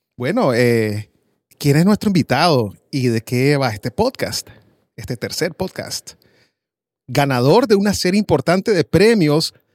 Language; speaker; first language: Spanish; native; Spanish